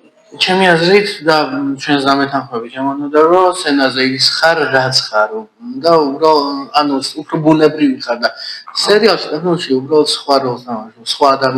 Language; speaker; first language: Georgian; native; Georgian